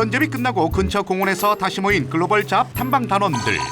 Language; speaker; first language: Korean; native; Korean